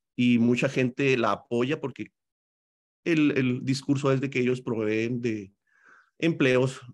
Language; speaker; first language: Spanish; native; Spanish